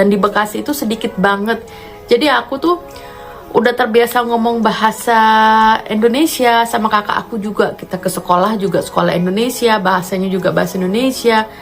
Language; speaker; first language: Indonesian; native; Indonesian